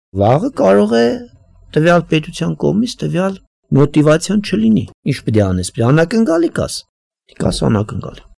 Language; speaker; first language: Armenian; native; Armenian